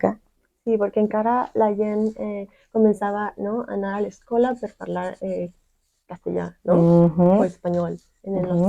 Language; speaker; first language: Catalan; non-native, fluent; Spanish